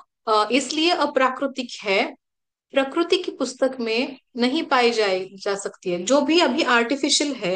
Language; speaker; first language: Hindi; native; Hindi